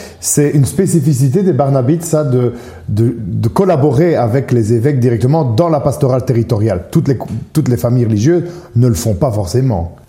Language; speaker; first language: French; native; French